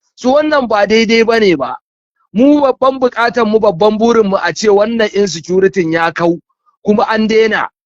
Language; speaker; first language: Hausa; native; Hausa